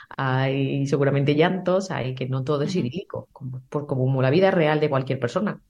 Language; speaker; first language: Spanish; native; Spanish